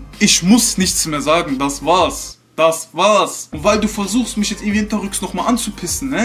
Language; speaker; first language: German; native; German